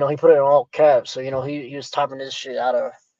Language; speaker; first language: English; native; English